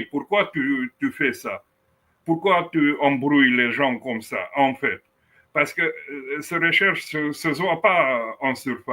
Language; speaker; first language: French; non-native, fluent; Romanian